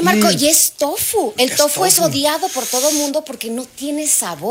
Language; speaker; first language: Spanish; native; Spanish